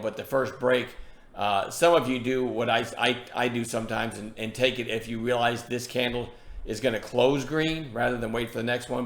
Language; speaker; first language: English; native; English